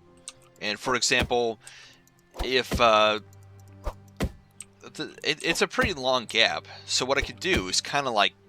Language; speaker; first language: English; native; English